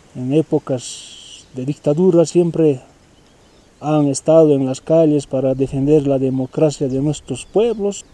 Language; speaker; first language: Spanish; native; Spanish